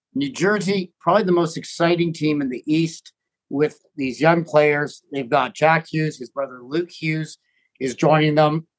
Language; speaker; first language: English; native; English